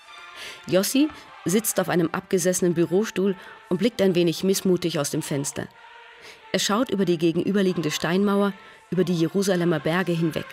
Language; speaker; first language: German; native; German